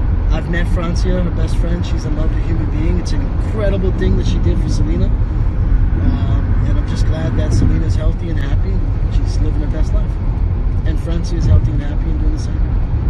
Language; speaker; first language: English; early bilingual, other home language; Spanish